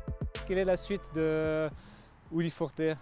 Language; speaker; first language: French; native; French